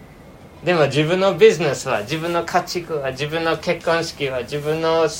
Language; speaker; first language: Japanese; non-native, fluent; English